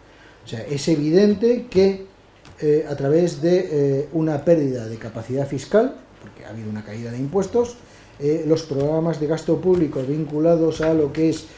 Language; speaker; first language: Spanish; native; Spanish